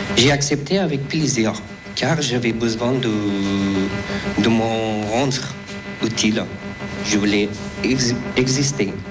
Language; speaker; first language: French; non-native, learner; Persian